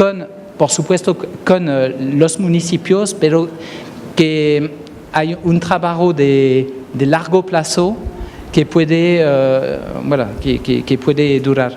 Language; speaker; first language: Spanish; non-native, fluent; French